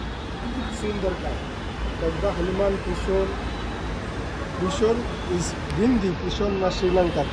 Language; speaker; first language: Russian; non-native, learner; Marathi